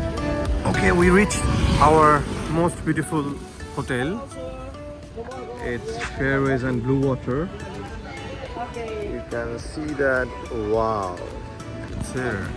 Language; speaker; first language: English; non-native, local second language; Bangla